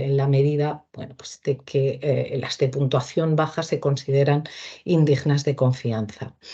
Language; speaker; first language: Spanish; native; Spanish